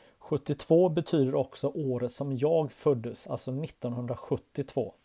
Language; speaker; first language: Swedish; native; Swedish